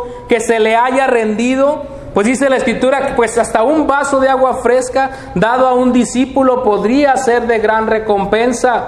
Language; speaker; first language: Spanish; native; Spanish